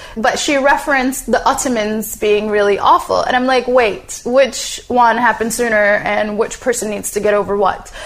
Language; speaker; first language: English; non-native, fluent; Arabic